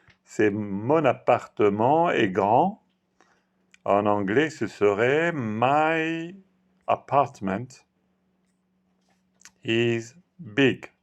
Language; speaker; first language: French; non-native, fluent; Italian